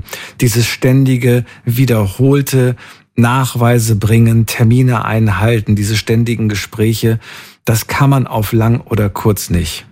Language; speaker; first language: German; native; German